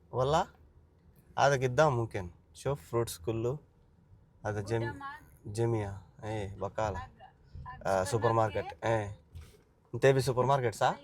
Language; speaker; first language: Arabic; non-native, learner; Telugu